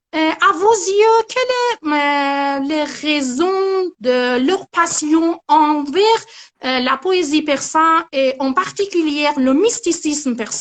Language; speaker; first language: French; non-native, learner; Persian